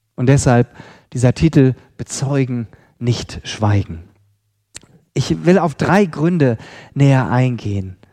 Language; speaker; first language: German; native; German